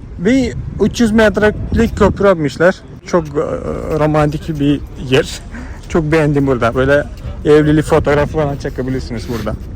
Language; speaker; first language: Turkish; non-native, fluent; Malayalam